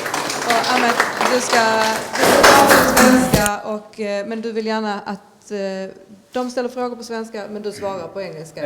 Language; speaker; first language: Swedish; native; Swedish